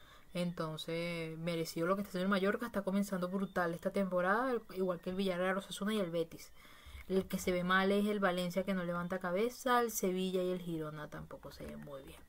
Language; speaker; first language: Spanish; native; Spanish